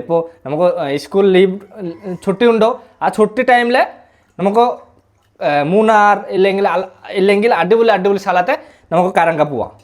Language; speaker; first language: Malayalam; early bilingual, heritage; Malayalam